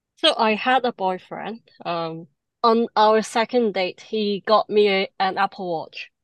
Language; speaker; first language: English; non-native, local second language; Cantonese